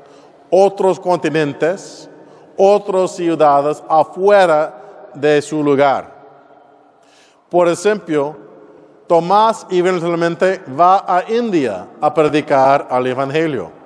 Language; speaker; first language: Spanish; non-native, fluent; English